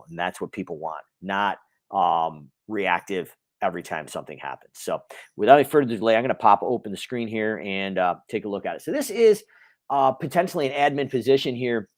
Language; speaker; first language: English; native; English